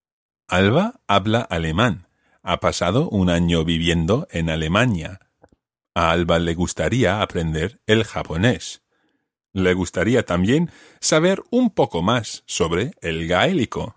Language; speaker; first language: Spanish; non-native, fluent; English